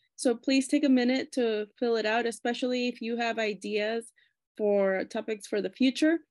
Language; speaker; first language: English; early bilingual, other home language; Spanish